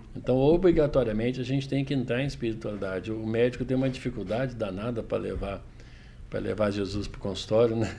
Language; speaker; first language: Portuguese; native; Portuguese